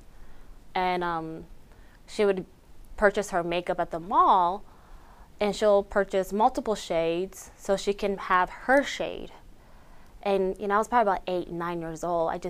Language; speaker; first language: English; early bilingual, other home language; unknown